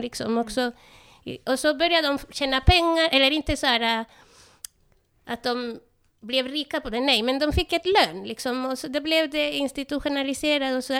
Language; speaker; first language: Swedish; non-native, fluent; Spanish